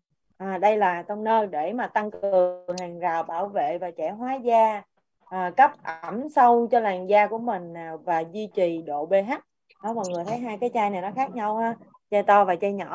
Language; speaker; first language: Vietnamese; native; Vietnamese